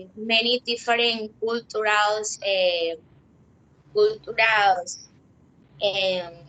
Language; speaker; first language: English; non-native, learner; Spanish